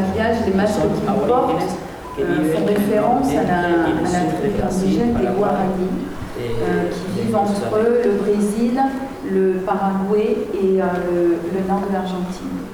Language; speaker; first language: French; native; French